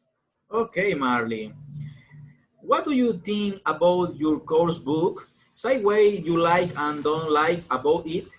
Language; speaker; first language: English; non-native, learner; Spanish